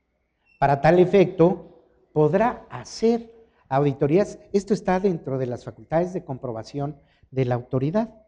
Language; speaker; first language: Spanish; native; Spanish